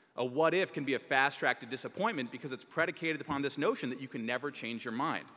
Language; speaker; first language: English; native; English